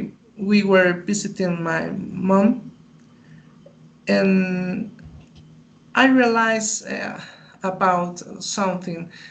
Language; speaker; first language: English; non-native, learner; Spanish